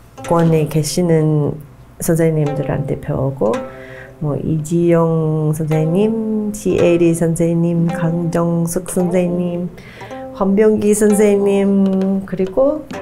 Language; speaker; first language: Korean; non-native, fluent; English